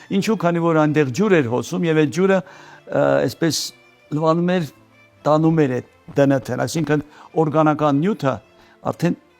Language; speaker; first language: Armenian; native; Armenian